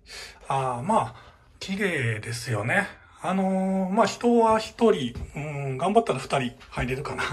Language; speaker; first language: Japanese; native; Japanese